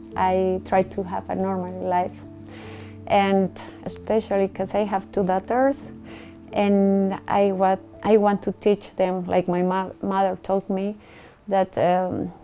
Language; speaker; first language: English; non-native, learner; Spanish